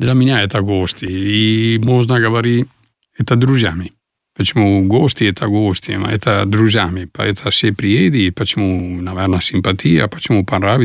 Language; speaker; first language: Russian; non-native, learner; Italian